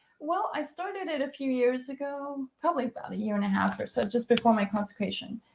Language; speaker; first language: English; native; English